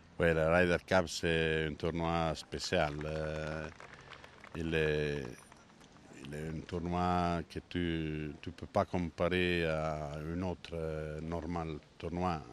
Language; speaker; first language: French; non-native, learner; Italian